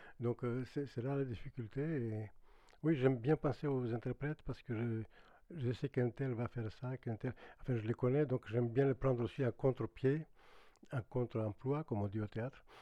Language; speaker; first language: French; non-native, fluent; Greek